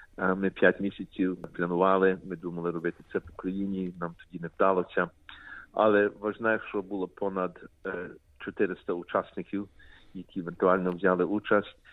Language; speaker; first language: Ukrainian; early bilingual, heritage; Ukrainian